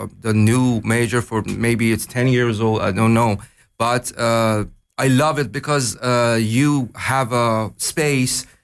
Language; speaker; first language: English; non-native, learner; Persian